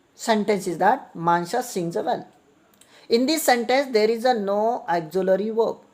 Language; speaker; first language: English; non-native, local second language; Marathi